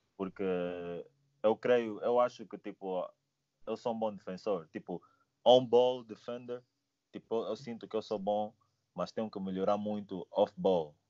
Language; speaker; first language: Portuguese; native; Portuguese